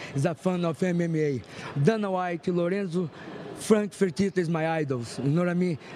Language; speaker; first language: English; non-native, fluent; Portuguese